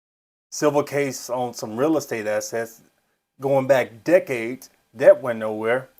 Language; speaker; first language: English; native; English